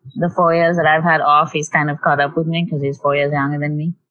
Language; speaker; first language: English; non-native, local second language; Tamil